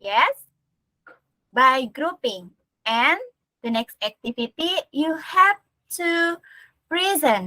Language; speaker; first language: English; non-native, learner; Indonesian